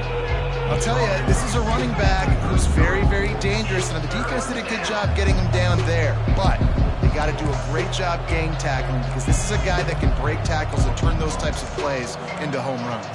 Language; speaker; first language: English; native; English